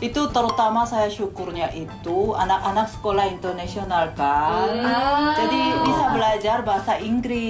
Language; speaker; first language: Indonesian; non-native, fluent; Korean